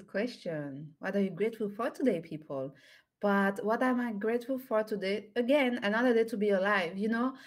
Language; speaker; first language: English; non-native, fluent; French